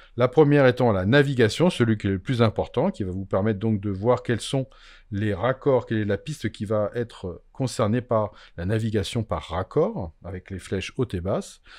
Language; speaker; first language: French; native; French